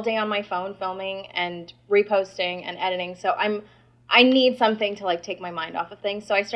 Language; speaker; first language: English; non-native, fluent; Spanish